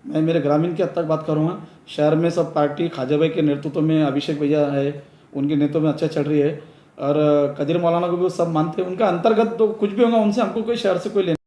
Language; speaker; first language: Hindi; non-native, local second language; Urdu